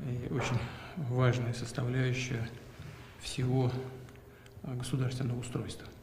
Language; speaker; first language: Russian; native; Russian